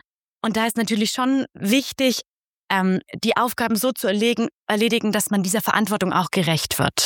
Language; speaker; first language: German; native; German